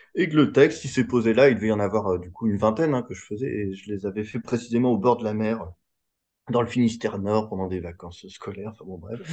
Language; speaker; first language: French; native; French